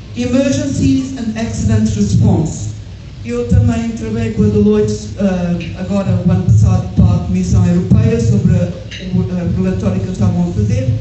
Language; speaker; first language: Portuguese; early bilingual, heritage; English